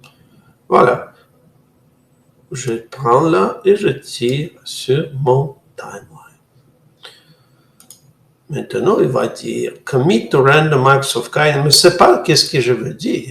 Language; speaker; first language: French; non-native, fluent; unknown